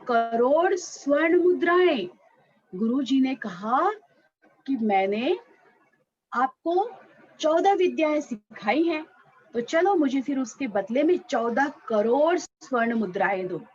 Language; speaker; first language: Hindi; non-native, local second language; Marathi